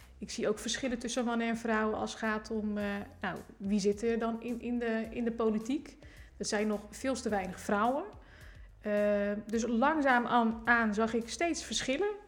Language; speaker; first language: Dutch; native; Dutch